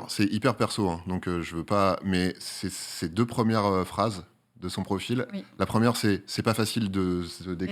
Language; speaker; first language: French; native; French